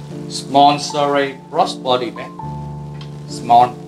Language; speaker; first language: English; non-native, learner; Vietnamese